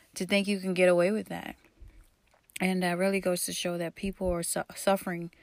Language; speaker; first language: English; early bilingual, other home language; Haitian Creole